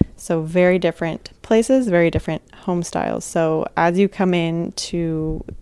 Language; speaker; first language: English; native; English